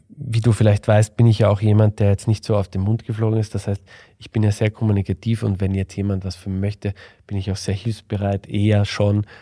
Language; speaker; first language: German; native; German